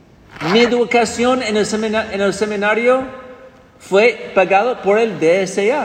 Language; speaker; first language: Spanish; non-native, fluent; English